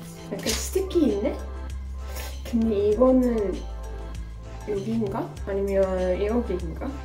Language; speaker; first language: Korean; non-native, fluent; Dutch